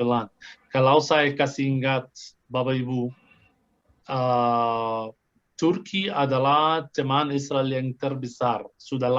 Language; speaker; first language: Indonesian; non-native, fluent; Arabic